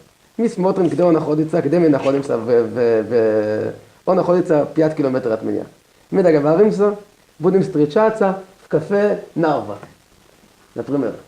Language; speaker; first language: Russian; non-native, learner; Hebrew